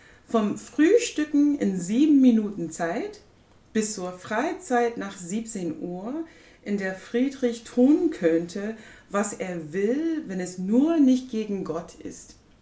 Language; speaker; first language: German; non-native, fluent; English